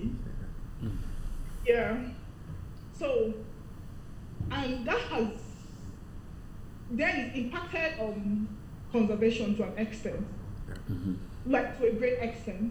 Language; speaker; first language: English; non-native, local second language; Igbo